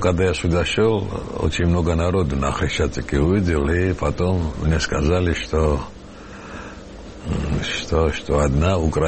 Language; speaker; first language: Ukrainian; non-native, learner; Georgian